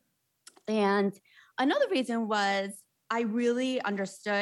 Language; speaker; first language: English; early bilingual, other home language; Spanish